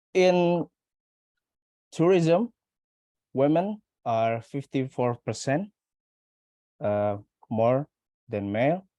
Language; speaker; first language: English; non-native, learner; Indonesian